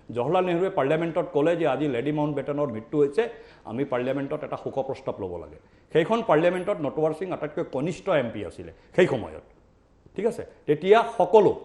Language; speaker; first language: Assamese; native; Assamese